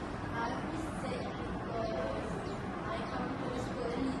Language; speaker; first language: English; non-native, learner; Malay